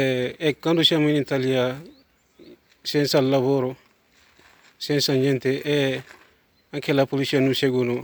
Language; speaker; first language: Italian; non-native, learner; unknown